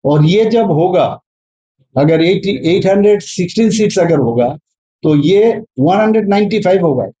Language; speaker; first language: Hindi; non-native, local second language; Bangla